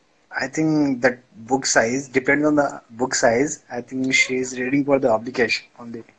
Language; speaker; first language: English; non-native, learner; Indonesian